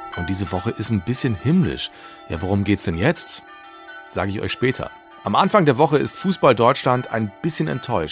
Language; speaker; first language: German; native; German